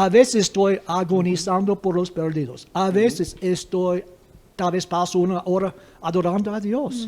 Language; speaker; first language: Spanish; non-native, fluent; English